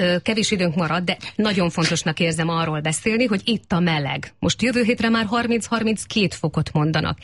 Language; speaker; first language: Hungarian; native; Hungarian